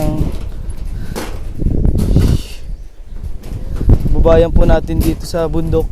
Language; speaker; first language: Filipino; native; Filipino